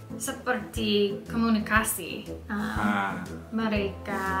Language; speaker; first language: Indonesian; non-native, learner; English